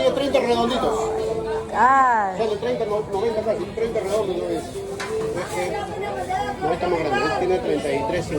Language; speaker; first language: Spanish; native; Spanish